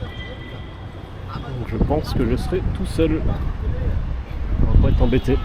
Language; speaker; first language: French; native; French